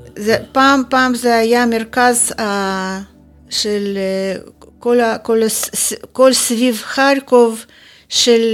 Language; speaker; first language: Hebrew; non-native, fluent; Ukrainian